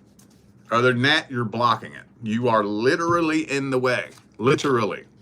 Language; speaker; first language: English; native; English